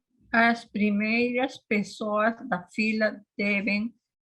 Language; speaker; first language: Portuguese; non-native, learner; Spanish